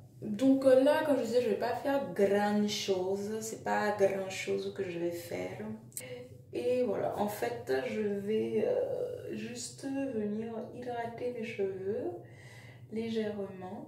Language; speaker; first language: French; native; French